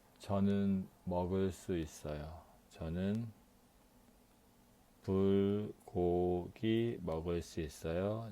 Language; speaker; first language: Korean; non-native, learner; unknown